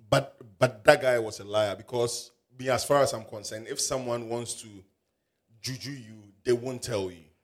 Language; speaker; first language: English; non-native, local second language; Akan